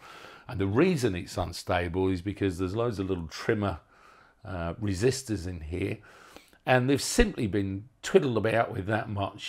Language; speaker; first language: English; native; English